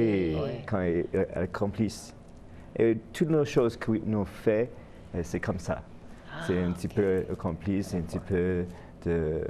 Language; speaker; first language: French; non-native, learner; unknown